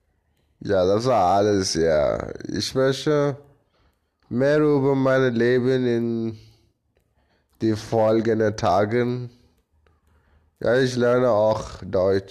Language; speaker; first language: German; non-native, learner; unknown